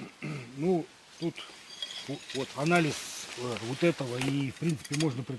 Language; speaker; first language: Russian; native; Russian